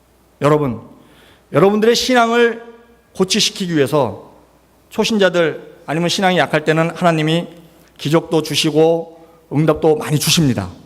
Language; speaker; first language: Korean; native; Korean